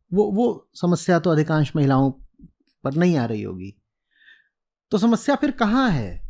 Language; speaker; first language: Hindi; native; Hindi